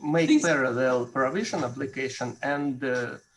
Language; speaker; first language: English; non-native, learner; Russian